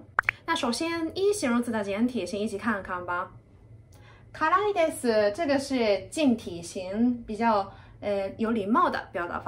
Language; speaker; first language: Chinese; non-native, fluent; Japanese